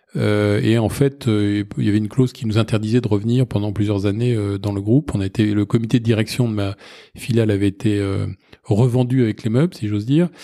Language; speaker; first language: French; native; French